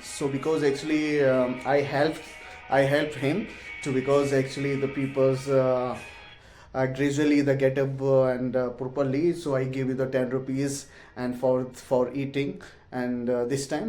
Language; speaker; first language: English; non-native, learner; Hindi